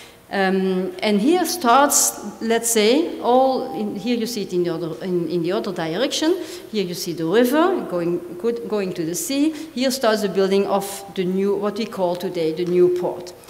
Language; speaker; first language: English; non-native, fluent; Dutch